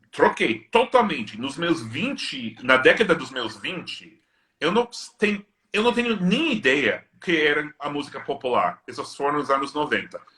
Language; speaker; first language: Portuguese; non-native, fluent; English